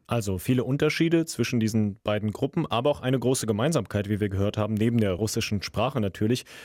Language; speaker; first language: German; early bilingual, other home language; Russian